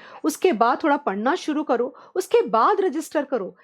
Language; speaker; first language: Hindi; native; Hindi